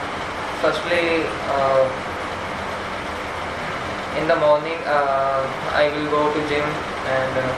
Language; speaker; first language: English; non-native, learner; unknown